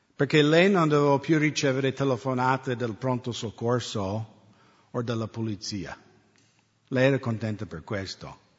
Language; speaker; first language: Italian; non-native, fluent; English